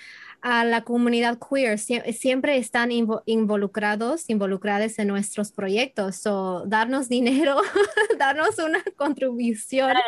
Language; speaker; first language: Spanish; early bilingual, heritage; English